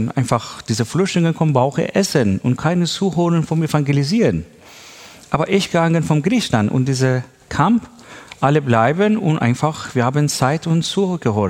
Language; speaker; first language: German; non-native, learner; Persian